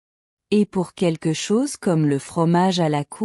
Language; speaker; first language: French; non-native, local second language; Arabic